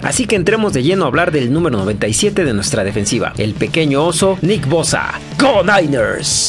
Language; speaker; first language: Spanish; native; Spanish